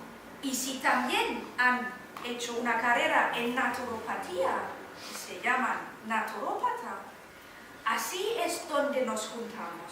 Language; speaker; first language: Spanish; non-native, fluent; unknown